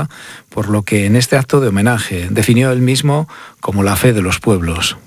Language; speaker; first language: Spanish; native; Spanish